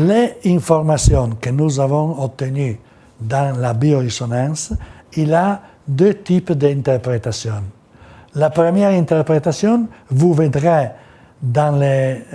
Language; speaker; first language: French; non-native, learner; Italian